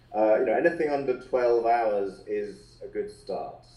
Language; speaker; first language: English; native; English